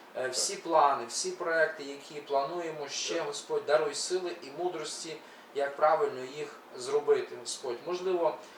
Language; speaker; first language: Ukrainian; native; Ukrainian